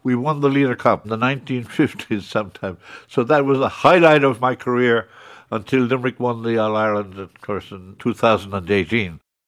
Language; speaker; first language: English; native; English